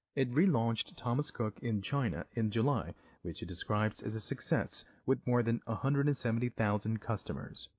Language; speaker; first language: English; non-native, fluent; Chinese